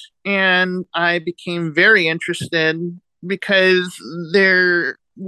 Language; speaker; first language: English; native; English